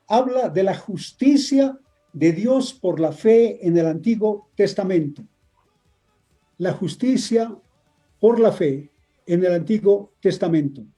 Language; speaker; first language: Spanish; native; Spanish